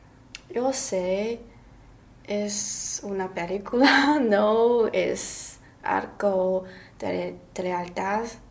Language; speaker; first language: Spanish; non-native, learner; Chinese